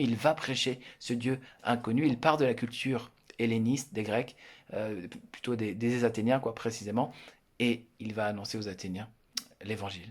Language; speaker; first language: French; native; French